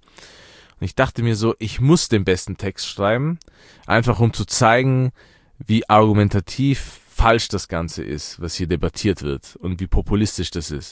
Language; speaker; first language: German; early bilingual, other home language; Persian